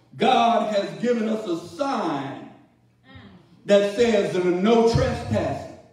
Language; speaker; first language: English; native; English